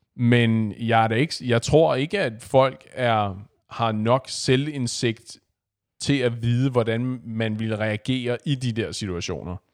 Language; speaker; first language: Danish; native; Danish